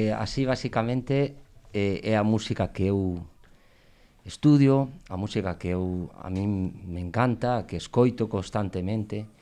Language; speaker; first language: Galician; non-native, local second language; Spanish